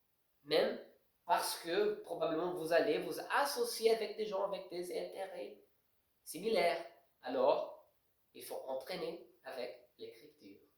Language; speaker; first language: French; non-native, fluent; Portuguese